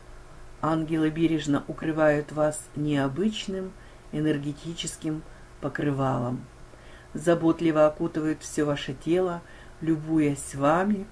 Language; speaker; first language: Russian; native; Russian